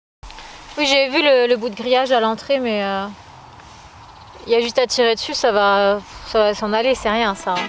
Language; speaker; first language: French; native; French